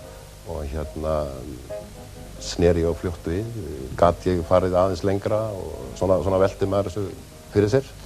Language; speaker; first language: Icelandic; native; Icelandic